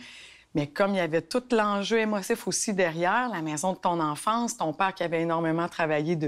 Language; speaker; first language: French; native; French